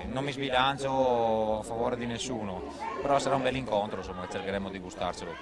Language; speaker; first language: Italian; native; Italian